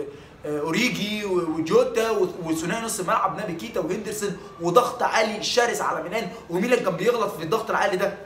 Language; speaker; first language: Arabic; native; Arabic